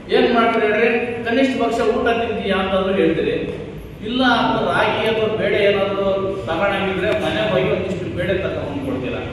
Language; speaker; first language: Kannada; native; Kannada